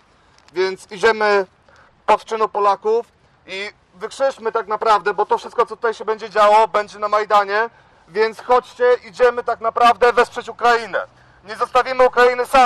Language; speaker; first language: Polish; non-native, learner; Ukrainian